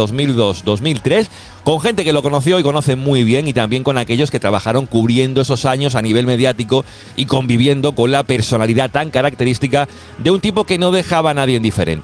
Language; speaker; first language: Spanish; native; Spanish